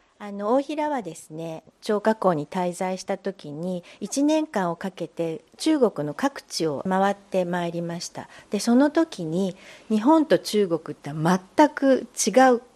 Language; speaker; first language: Japanese; native; Japanese